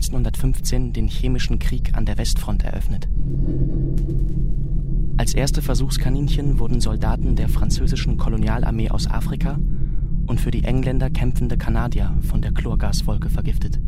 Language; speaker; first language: German; native; German